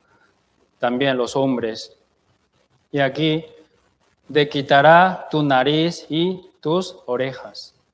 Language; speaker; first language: Spanish; non-native, fluent; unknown